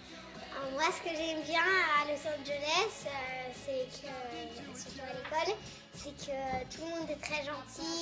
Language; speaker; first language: French; early bilingual, heritage; French